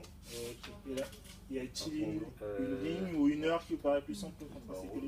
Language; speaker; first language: French; native; French